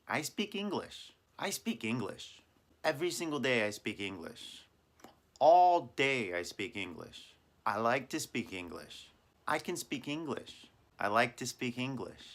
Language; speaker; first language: English; non-native, fluent; Japanese